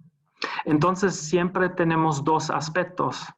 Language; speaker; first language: Spanish; non-native, fluent; German